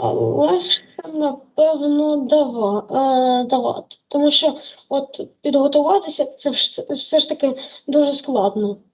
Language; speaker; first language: Ukrainian; native; Ukrainian